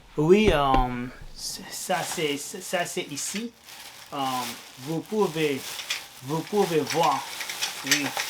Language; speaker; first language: French; non-native, learner; Arabic